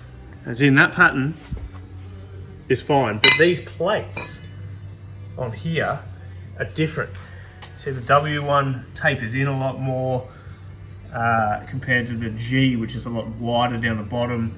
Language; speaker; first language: English; native; English